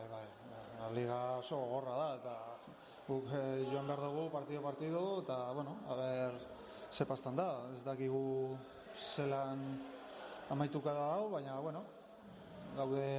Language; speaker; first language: Basque; non-native, local second language; Spanish